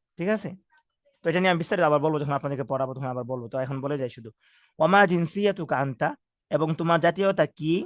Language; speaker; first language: Bangla; native; Bangla